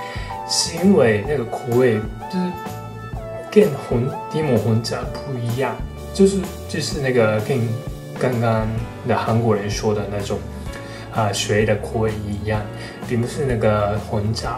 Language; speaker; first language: Chinese; non-native, fluent; Japanese